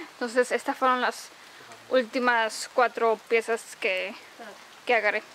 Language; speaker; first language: Spanish; non-native, fluent; Romanian